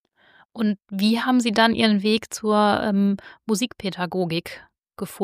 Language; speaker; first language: German; native; German